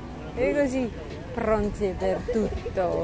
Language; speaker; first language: Italian; non-native, learner; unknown